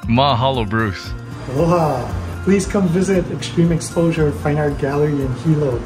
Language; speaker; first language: English; native; English